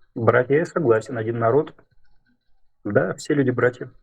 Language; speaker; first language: Russian; native; Russian